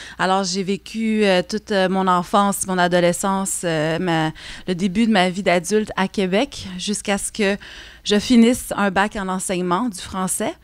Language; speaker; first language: French; non-native, local second language; Innu-aimun